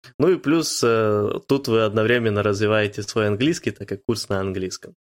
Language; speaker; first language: Russian; native; Russian